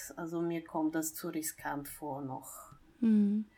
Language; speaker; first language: German; non-native, fluent; Bulgarian